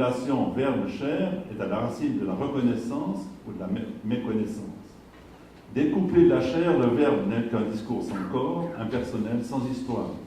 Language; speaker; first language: French; native; French